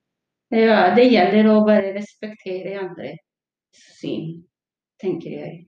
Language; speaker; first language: Norwegian; non-native, fluent; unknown